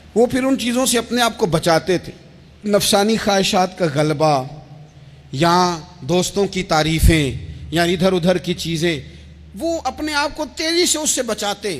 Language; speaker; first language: Urdu; non-native, local second language; Punjabi